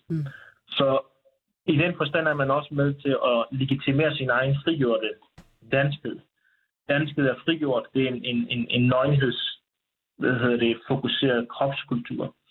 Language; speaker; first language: Danish; early bilingual, other home language; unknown